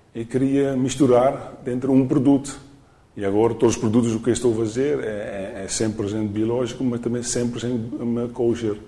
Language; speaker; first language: Portuguese; non-native, learner; Dutch